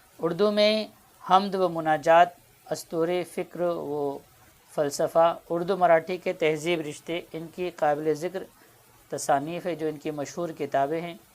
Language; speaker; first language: Urdu; native; Urdu